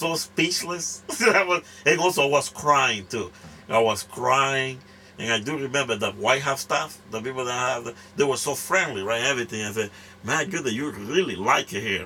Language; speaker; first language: English; non-native, fluent; Spanish